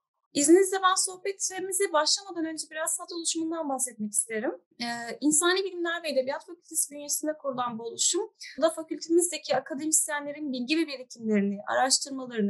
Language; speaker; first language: Turkish; native; Turkish